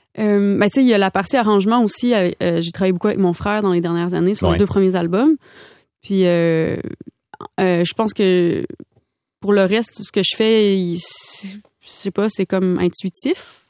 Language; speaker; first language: French; native; French